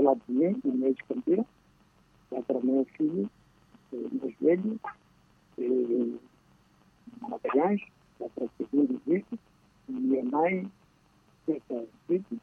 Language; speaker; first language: Portuguese; non-native, local second language; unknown